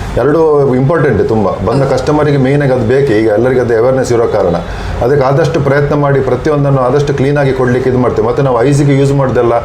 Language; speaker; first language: Kannada; native; Kannada